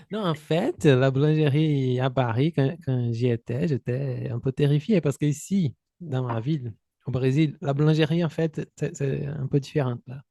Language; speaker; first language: French; non-native, fluent; Portuguese